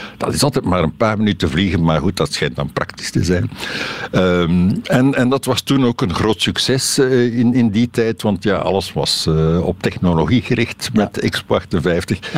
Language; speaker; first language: Dutch; native; Dutch